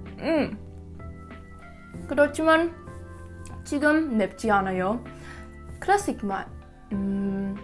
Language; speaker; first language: Korean; non-native, learner; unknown